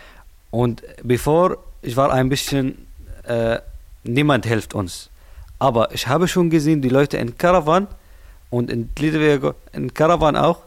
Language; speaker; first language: German; non-native, learner; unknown